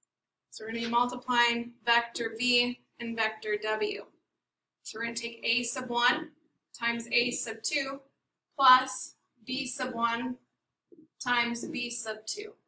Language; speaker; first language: English; native; English